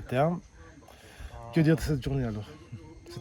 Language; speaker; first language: French; native; French